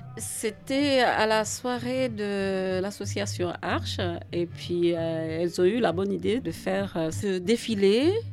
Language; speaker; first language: French; non-native, local second language; Jola-Fonyi